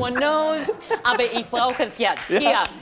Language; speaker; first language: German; non-native, fluent; English